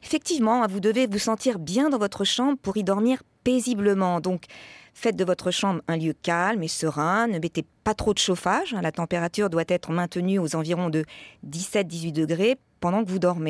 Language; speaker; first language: French; native; French